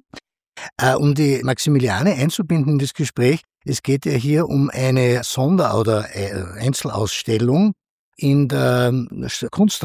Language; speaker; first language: German; native; German